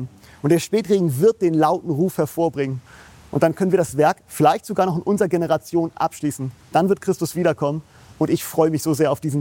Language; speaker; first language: German; native; German